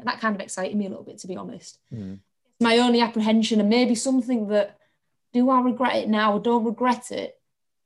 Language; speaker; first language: English; native; English